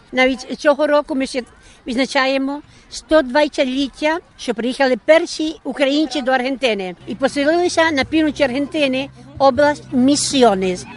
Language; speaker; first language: Ukrainian; early bilingual, heritage; Ukrainian